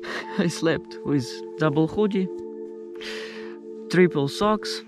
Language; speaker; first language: English; non-native, learner; Russian